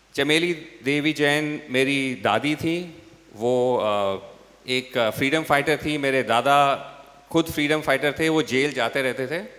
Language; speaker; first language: Hindi; non-native, local second language; English